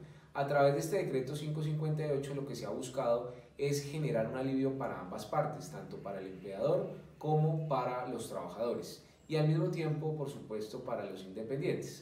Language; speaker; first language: Spanish; native; Spanish